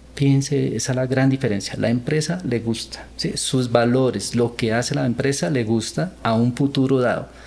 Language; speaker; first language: Spanish; early bilingual, other home language; Korean